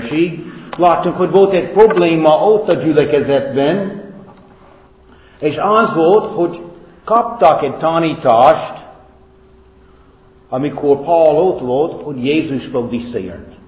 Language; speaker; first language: Hungarian; non-native, fluent; English